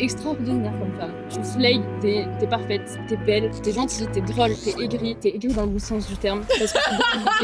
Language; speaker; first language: French; native; French